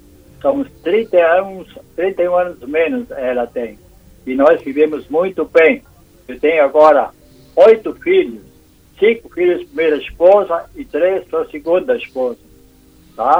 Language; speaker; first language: Portuguese; non-native, local second language; German